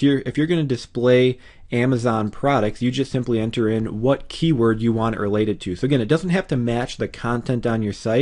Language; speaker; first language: English; native; English